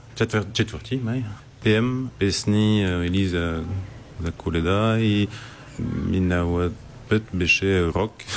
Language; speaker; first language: Bulgarian; non-native, learner; French